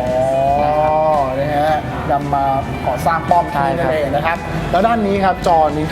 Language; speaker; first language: Thai; native; Thai